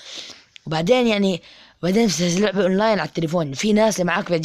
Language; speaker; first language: Arabic; native; Arabic